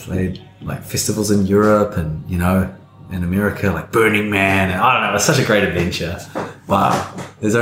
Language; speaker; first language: English; native; English